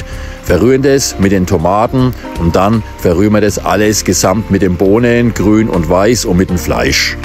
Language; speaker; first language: German; native; German